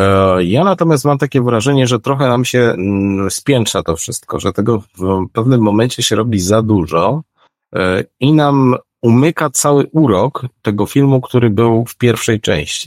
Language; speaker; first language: Polish; native; Polish